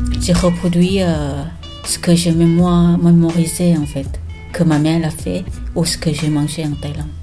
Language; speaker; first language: French; non-native, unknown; Thai